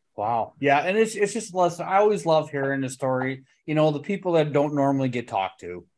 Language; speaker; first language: English; native; English